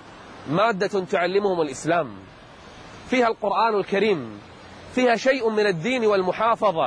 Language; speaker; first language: Arabic; native; Arabic